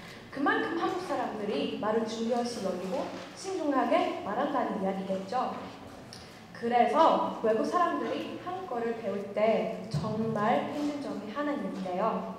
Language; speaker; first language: Korean; non-native, fluent; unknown